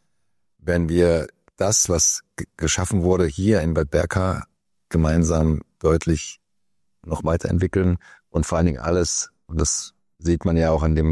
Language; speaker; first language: German; native; German